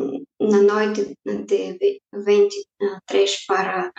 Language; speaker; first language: Portuguese; non-native, fluent; Bulgarian